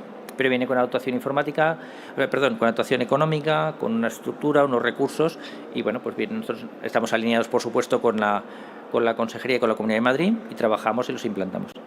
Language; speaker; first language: Spanish; native; Spanish